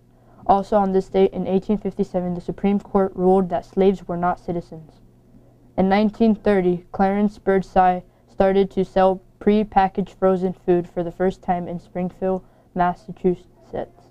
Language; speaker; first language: English; native; English